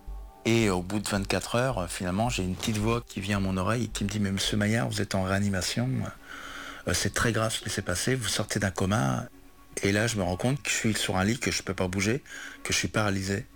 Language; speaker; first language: French; native; French